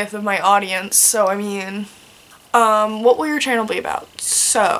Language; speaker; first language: English; native; English